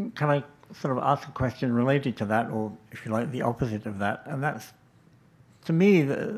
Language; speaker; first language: English; native; English